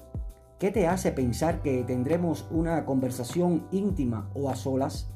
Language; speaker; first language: Spanish; native; Spanish